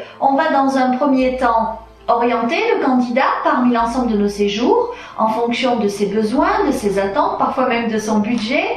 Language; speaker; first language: French; native; French